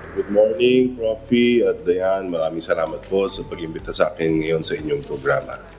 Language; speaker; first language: Filipino; native; Filipino